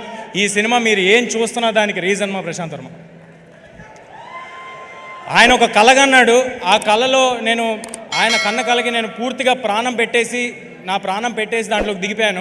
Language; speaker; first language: Telugu; native; Telugu